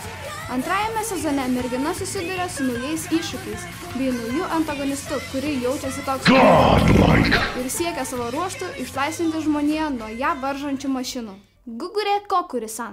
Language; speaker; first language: Lithuanian; native; Lithuanian